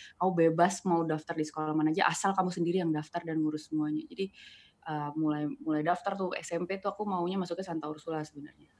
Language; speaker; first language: Indonesian; native; Indonesian